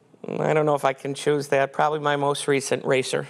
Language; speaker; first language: English; native; English